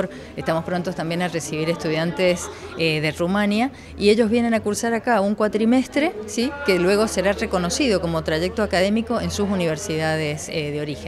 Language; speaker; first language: Spanish; native; Spanish